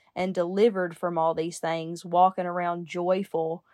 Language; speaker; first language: English; native; English